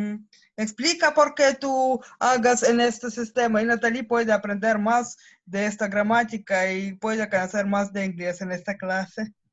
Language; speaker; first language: Spanish; non-native, learner; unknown